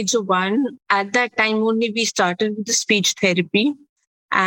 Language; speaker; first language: English; non-native, local second language; Hindi